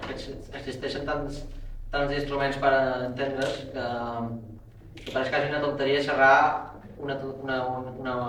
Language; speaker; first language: Catalan; native; Catalan